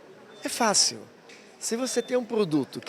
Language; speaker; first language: Portuguese; non-native, fluent; German